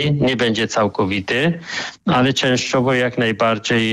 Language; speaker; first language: Polish; non-native, fluent; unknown